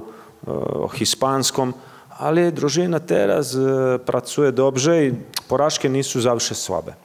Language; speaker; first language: Polish; non-native, learner; Croatian